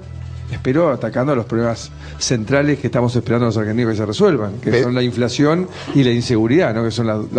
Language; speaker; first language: Spanish; native; Spanish